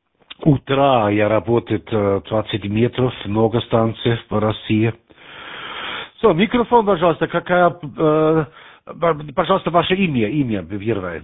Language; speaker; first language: Russian; non-native, learner; German